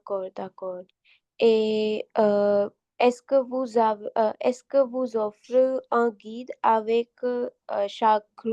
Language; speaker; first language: French; non-native, learner; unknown